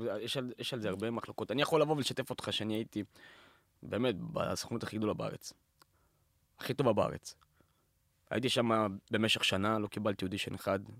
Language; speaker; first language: Hebrew; native; Hebrew